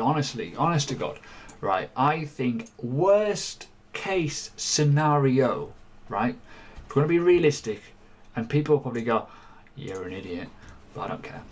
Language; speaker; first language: English; native; English